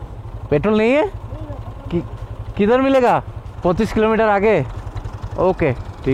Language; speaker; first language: Hindi; non-native, learner; Bangla